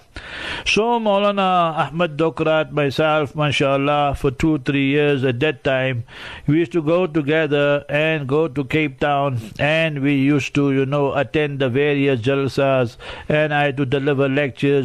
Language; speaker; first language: English; native; English